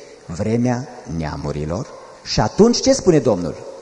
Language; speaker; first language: Romanian; native; Romanian